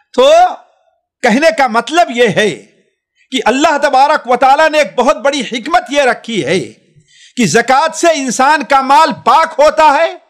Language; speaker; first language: Hindi; native; Hindi